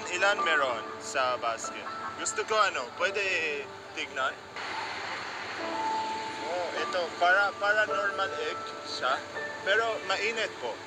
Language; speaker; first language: Filipino; non-native, learner; Arabic